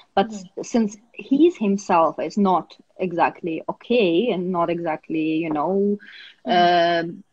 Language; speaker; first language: English; non-native, fluent; Russian